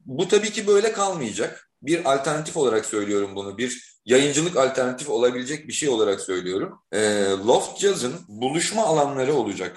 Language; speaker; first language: Turkish; native; Turkish